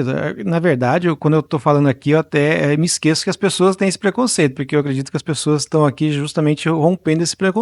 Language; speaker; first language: Portuguese; native; Portuguese